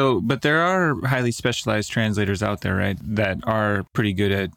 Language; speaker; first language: English; native; English